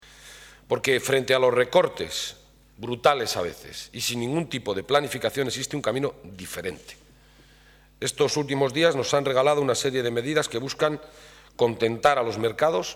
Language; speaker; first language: Spanish; native; Spanish